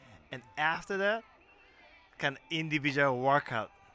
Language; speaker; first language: English; non-native, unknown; Japanese